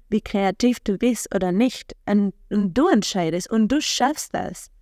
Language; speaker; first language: German; non-native, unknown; Spanish